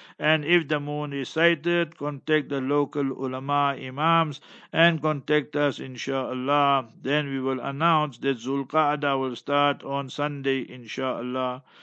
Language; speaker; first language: English; native; English